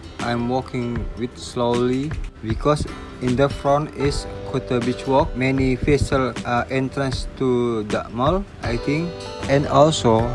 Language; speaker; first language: English; non-native, local second language; Indonesian